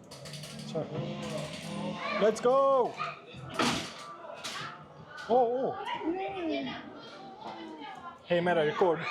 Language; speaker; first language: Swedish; early bilingual, other home language; Mongolian